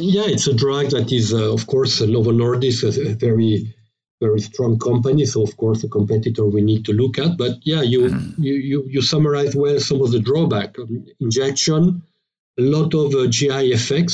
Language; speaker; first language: English; non-native, fluent; French